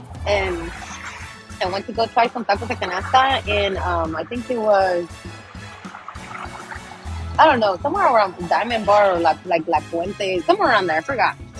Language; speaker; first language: English; early bilingual, other home language; Spanish